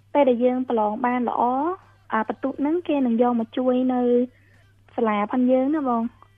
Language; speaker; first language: Khmer; early bilingual, heritage; Khmer